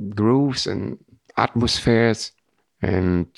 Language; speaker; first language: English; non-native, fluent; German